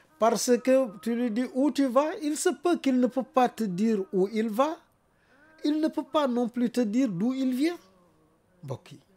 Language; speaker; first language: French; non-native, local second language; Wolof